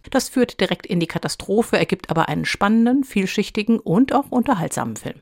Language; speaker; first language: German; native; German